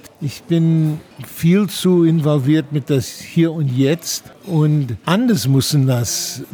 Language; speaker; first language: German; non-native, fluent; English